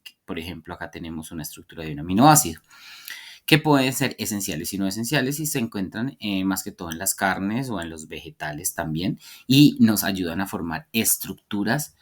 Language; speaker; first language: Spanish; native; Spanish